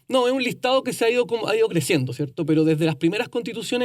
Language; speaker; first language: Spanish; native; Spanish